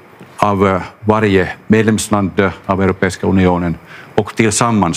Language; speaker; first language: Swedish; non-native, local second language; Finnish